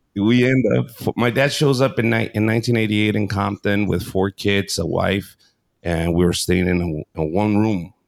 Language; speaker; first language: English; early bilingual, other home language; Spanish